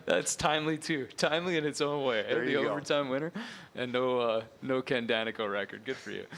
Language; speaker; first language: English; native; English